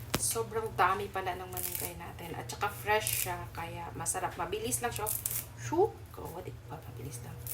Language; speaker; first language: Filipino; non-native, local second language; Cebuano